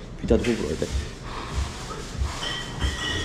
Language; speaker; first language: Korean; native; Korean